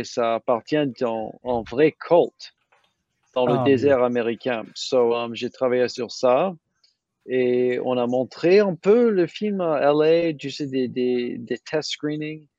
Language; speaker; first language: French; non-native, learner; English